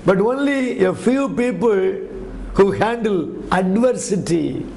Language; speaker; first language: English; non-native, local second language; Tamil